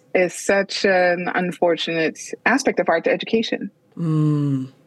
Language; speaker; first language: English; non-native, fluent; Spanish